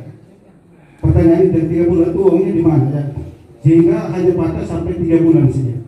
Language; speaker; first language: Indonesian; native; Indonesian